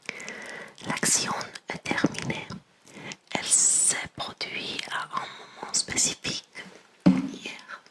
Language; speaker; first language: French; non-native, learner; English